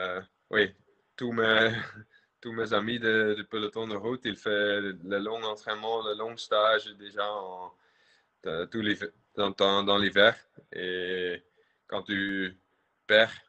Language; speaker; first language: French; non-native, local second language; Dutch